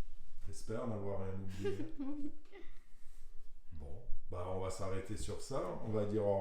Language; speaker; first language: French; native; French